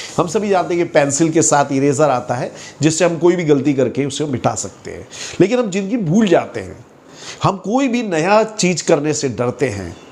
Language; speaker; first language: Hindi; native; Hindi